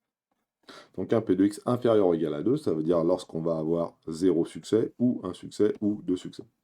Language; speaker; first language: French; native; French